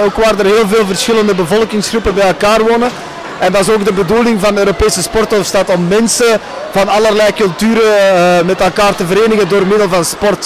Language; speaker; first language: Dutch; native; Dutch